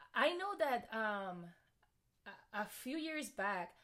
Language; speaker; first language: English; non-native, fluent; Spanish